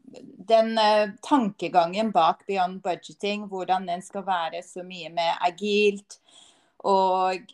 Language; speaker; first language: Norwegian; non-native, fluent; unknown